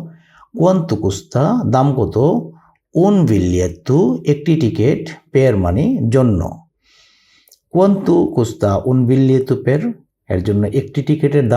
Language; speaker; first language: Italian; non-native, learner; Bangla